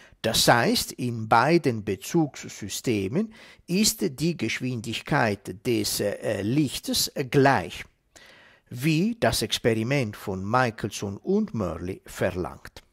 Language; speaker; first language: German; non-native, fluent; Italian